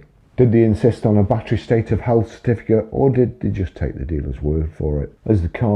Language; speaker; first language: English; native; English